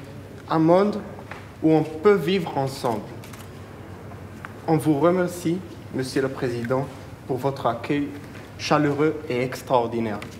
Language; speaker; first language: French; non-native, fluent; Hebrew